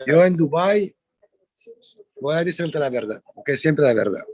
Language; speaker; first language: Spanish; non-native, learner; French